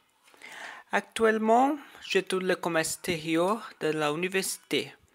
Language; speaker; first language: French; non-native, learner; Portuguese